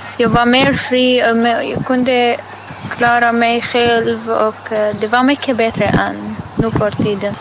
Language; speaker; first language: Swedish; non-native, learner; Arabic